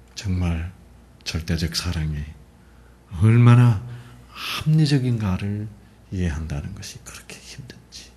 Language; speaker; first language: Korean; native; Korean